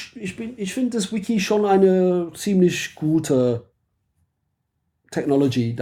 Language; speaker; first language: German; non-native, fluent; English